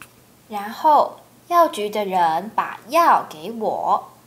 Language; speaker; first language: Chinese; native; Chinese